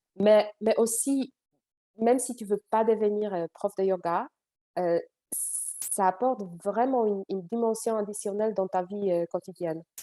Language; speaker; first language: French; non-native, fluent; Polish